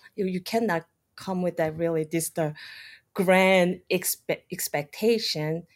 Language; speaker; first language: English; non-native, fluent; Korean